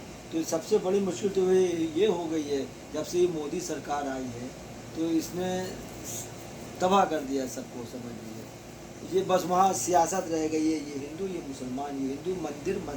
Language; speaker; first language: Hindi; native; Hindi